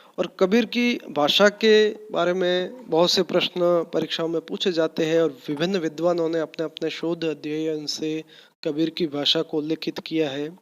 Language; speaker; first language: Hindi; native; Hindi